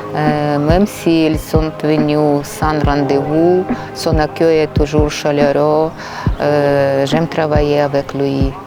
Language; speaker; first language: French; non-native, fluent; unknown